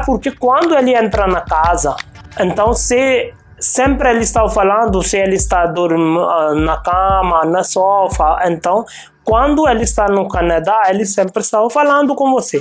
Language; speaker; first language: Portuguese; non-native, fluent; Hindi